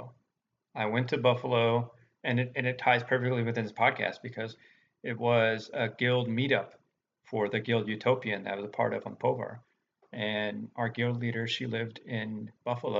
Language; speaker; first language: English; native; English